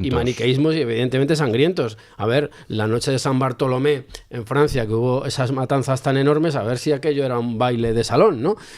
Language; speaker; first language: Spanish; native; Spanish